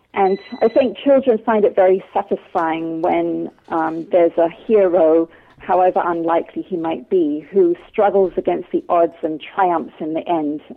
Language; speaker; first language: English; native; English